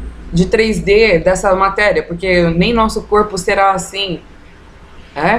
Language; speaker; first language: Portuguese; native; Portuguese